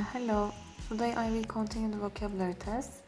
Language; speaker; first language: English; non-native, learner; Turkish